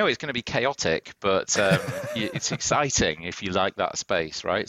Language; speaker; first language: English; native; English